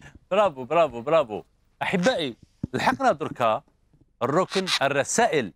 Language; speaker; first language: Arabic; native; Arabic